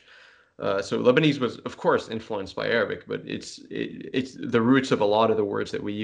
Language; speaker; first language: English; non-native, fluent; French